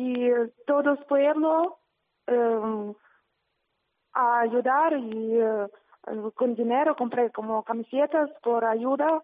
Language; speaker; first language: Spanish; non-native, learner; Ukrainian